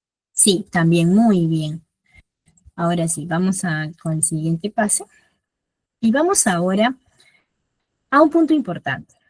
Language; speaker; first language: Spanish; native; Spanish